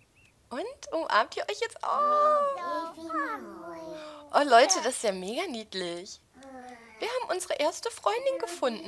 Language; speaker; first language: German; native; German